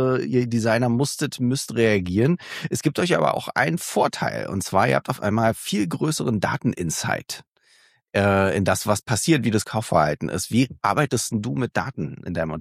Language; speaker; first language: German; native; German